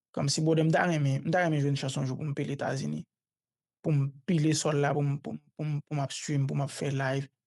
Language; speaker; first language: Haitian Creole; native; Haitian Creole